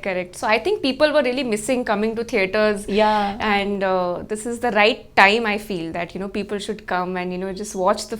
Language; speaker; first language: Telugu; non-native, learner; Hindi